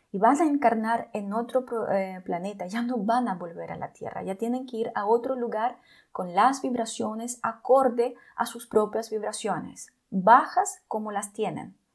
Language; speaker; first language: Spanish; non-native, fluent; Russian